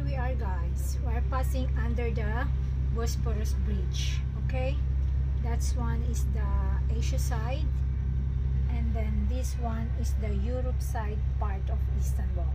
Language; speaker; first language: English; non-native, local second language; Filipino